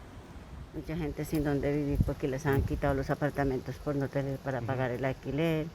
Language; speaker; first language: Spanish; native; Spanish